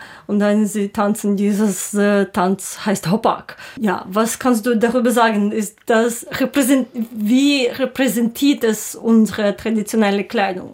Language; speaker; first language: German; non-native, learner; Ukrainian